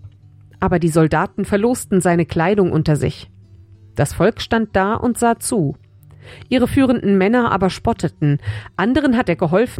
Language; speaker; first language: German; native; German